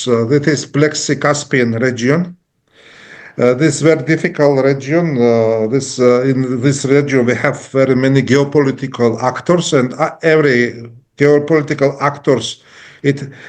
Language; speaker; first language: English; non-native, learner; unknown